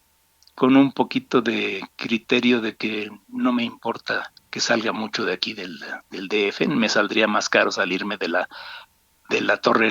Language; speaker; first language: Spanish; native; Spanish